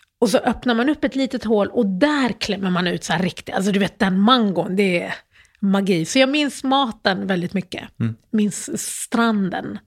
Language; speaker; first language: Swedish; early bilingual, other home language; Arabic